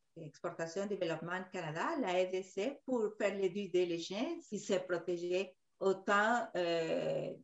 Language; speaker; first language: French; non-native, fluent; Spanish